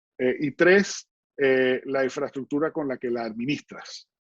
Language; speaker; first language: Spanish; native; Spanish